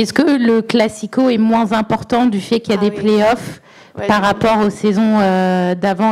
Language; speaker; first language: French; native; French